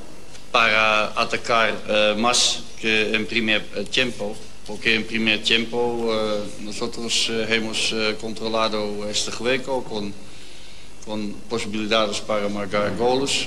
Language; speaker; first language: Spanish; non-native, learner; Dutch